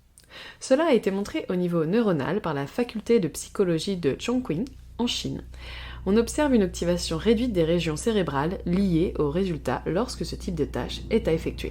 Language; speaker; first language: French; native; French